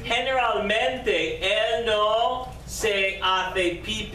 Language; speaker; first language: Spanish; non-native, fluent; English